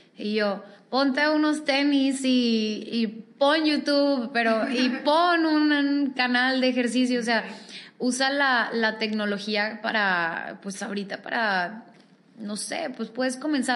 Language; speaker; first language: Spanish; native; Spanish